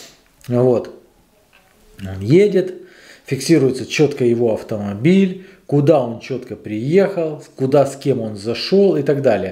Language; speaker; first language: Russian; native; Russian